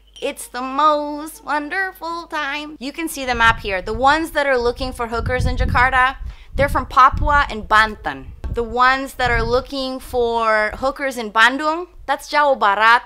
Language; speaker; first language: English; native; English